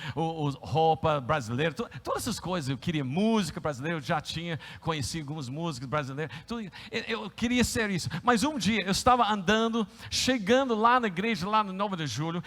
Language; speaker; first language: Portuguese; non-native, fluent; English